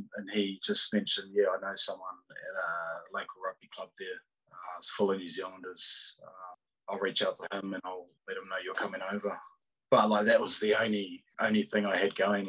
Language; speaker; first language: English; native; English